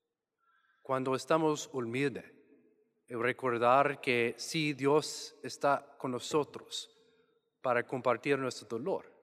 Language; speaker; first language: Spanish; non-native, fluent; English